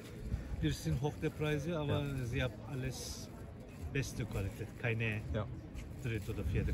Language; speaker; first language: German; non-native, learner; Turkish